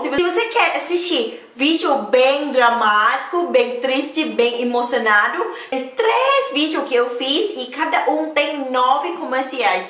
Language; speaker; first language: Portuguese; non-native, learner; Thai